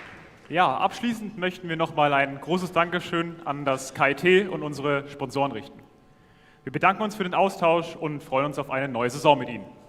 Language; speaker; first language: German; native; German